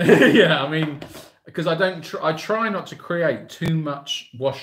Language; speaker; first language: English; native; English